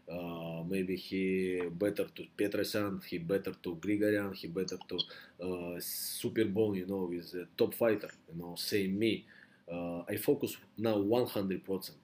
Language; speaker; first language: English; non-native, learner; Russian